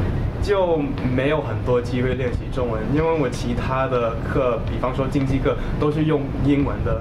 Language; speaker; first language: Chinese; non-native, fluent; English